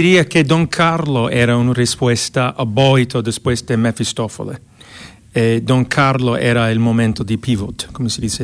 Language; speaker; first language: Spanish; non-native, fluent; English